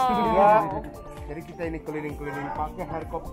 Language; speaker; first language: Indonesian; native; Indonesian